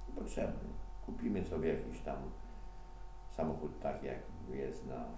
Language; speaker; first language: Polish; native; Polish